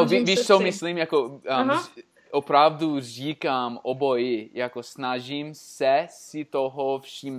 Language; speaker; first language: Czech; non-native, learner; English